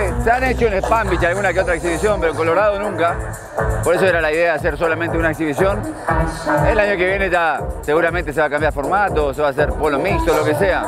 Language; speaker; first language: Spanish; native; Spanish